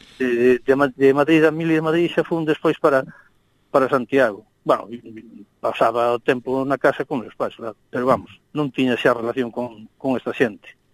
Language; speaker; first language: Galician; non-native, local second language; Spanish